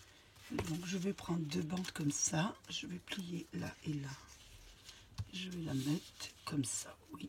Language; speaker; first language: French; native; French